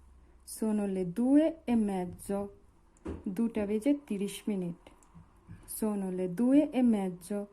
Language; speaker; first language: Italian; non-native, learner; Bangla